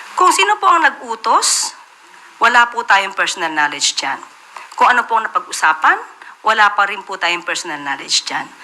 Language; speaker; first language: Filipino; native; Filipino